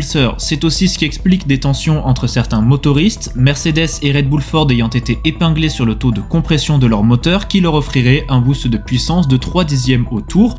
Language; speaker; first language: French; native; French